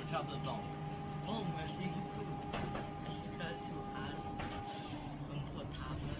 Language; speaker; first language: French; non-native, learner; English